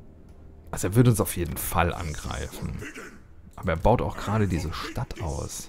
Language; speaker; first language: German; native; German